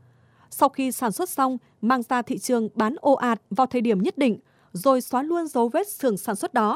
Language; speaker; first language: Vietnamese; native; Vietnamese